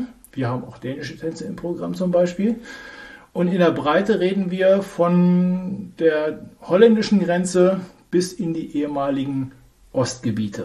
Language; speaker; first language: German; native; German